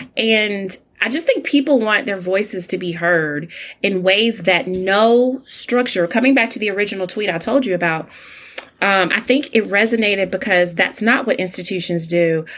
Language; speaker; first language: English; native; English